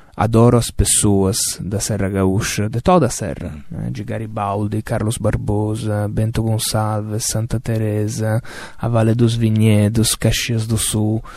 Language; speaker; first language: Portuguese; non-native, fluent; Italian